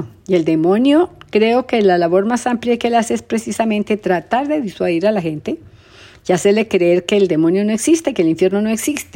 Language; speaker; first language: Spanish; native; Spanish